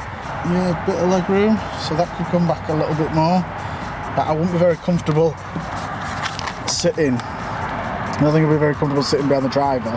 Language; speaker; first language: English; native; English